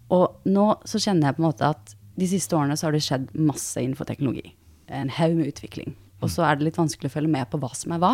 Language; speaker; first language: Norwegian; early bilingual, other home language; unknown